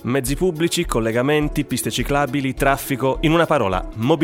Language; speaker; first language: Italian; native; Italian